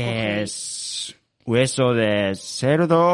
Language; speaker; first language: Spanish; non-native, learner; Japanese